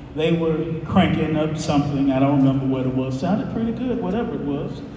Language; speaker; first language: English; native; English